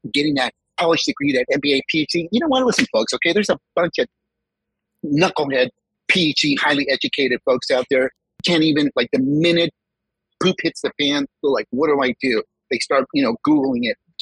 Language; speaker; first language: English; early bilingual, other home language; Spanish